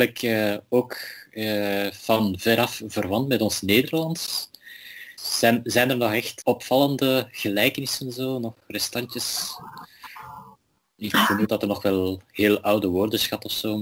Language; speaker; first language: Dutch; native; Dutch